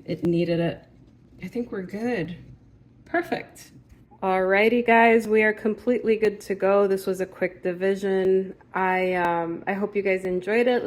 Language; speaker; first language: English; native; English